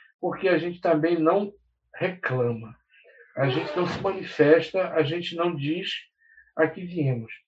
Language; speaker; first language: Portuguese; native; Portuguese